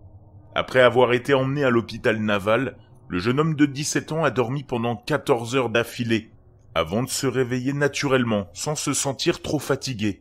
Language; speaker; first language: French; native; French